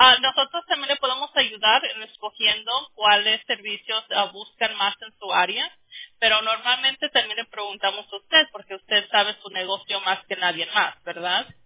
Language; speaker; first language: Spanish; early bilingual, heritage; Spanish